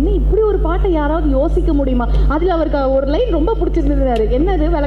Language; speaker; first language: Tamil; native; Tamil